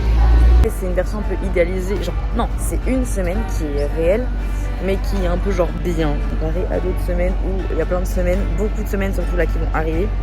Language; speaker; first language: French; native; French